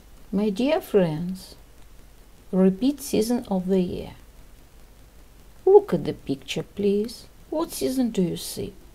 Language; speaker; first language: English; non-native, fluent; Russian